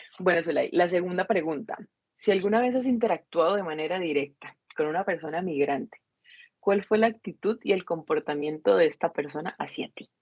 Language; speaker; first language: Spanish; native; Spanish